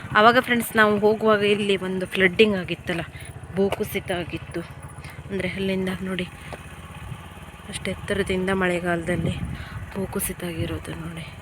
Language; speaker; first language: Kannada; native; Kannada